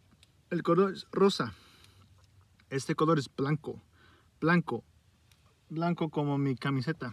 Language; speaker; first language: Spanish; early bilingual, heritage; Spanish